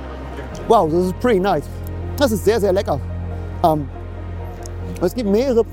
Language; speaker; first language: German; native; German